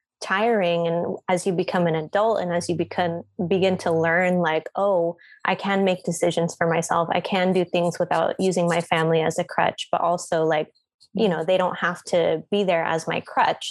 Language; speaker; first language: English; native; English